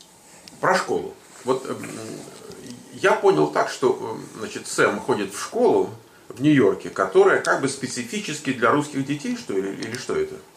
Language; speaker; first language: Russian; native; Russian